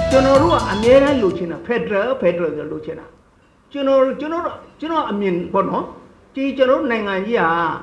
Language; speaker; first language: Burmese; non-native, local second language; Shan